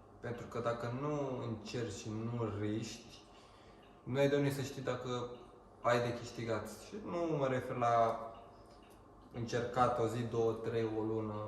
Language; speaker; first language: Romanian; early bilingual, heritage; Romanian